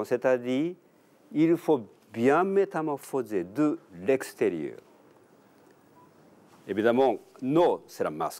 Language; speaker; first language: French; non-native, learner; Japanese